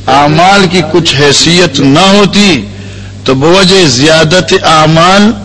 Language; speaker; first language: Urdu; non-native, local second language; Northern Hindko